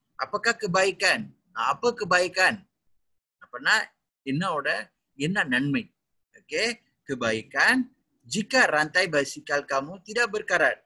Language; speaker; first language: Malay; native; Malay